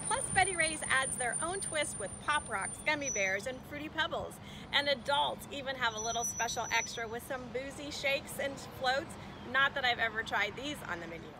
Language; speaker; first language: English; native; English